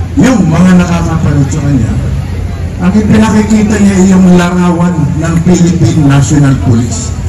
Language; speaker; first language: Filipino; native; Filipino